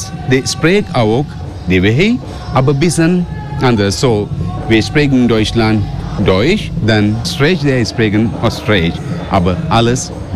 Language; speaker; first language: German; non-native, learner; Sinhala